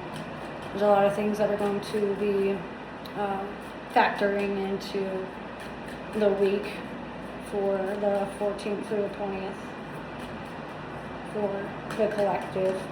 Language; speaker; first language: English; native; English